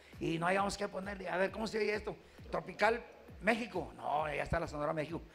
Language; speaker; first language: Spanish; native; Spanish